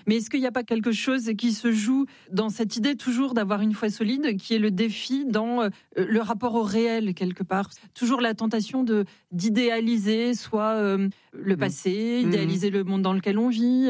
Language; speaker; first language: French; native; French